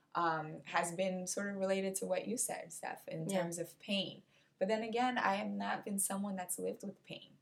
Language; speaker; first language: English; non-native, fluent; Portuguese